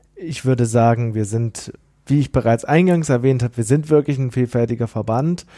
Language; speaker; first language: German; native; German